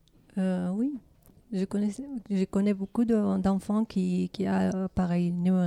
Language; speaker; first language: French; non-native, learner; Arabic